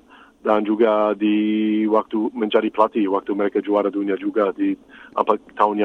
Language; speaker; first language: Indonesian; non-native, fluent; English